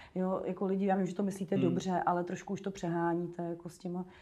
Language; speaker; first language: Czech; native; Czech